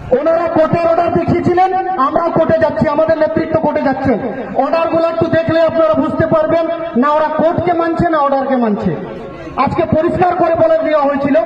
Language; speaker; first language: Bangla; non-native, local second language; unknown